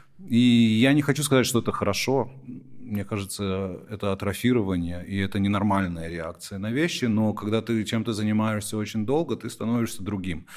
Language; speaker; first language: Russian; early bilingual, heritage; Russian